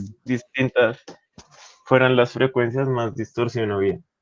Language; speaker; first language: Spanish; native; Spanish